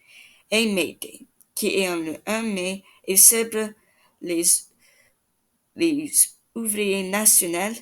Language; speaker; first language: French; non-native, learner; English